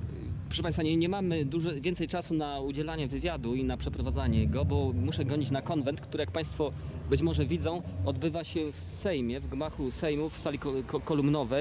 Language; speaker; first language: Polish; native; Polish